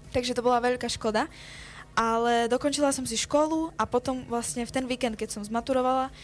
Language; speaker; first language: Slovak; early bilingual, other home language; Spanish